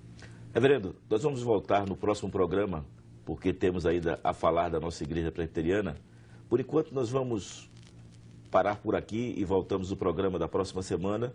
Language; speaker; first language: Portuguese; native; Portuguese